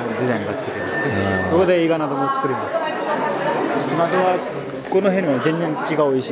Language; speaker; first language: Japanese; non-native, fluent; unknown